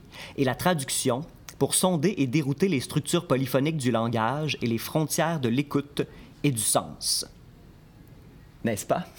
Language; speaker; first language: French; native; French